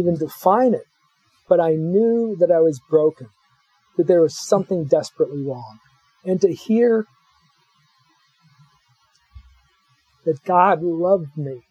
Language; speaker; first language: English; native; English